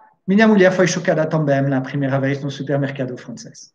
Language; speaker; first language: Portuguese; non-native, fluent; French